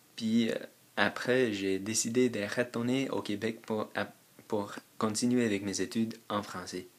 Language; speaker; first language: French; non-native, fluent; English